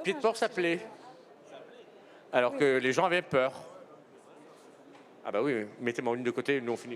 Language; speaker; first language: French; native; French